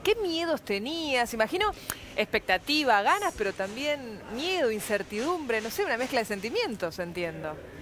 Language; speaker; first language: Spanish; native; Spanish